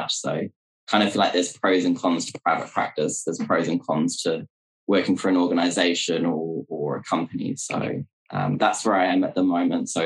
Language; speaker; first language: English; native; English